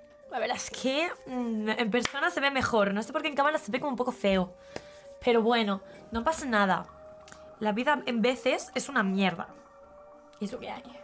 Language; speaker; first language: Spanish; native; Spanish